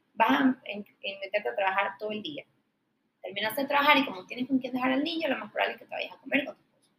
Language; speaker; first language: Spanish; native; Spanish